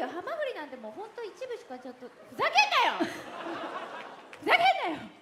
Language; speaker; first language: Japanese; native; Japanese